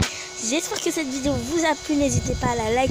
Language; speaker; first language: French; native; French